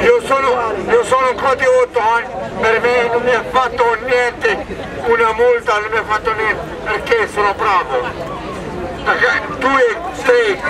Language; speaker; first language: Italian; non-native, learner; Romanian